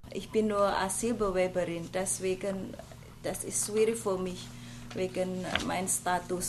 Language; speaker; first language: German; non-native, learner; Indonesian